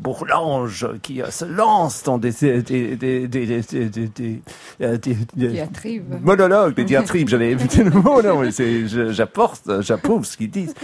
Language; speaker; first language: French; non-native, fluent; English